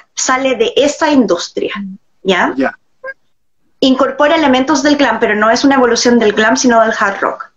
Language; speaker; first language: Spanish; native; Spanish